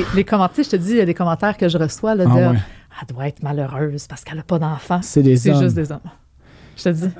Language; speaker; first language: French; native; French